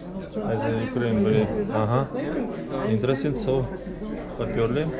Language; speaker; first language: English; non-native, learner; Russian